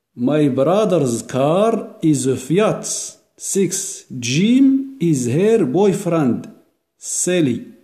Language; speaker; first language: English; non-native, learner; Arabic